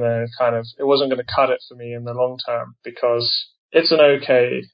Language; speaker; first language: English; native; English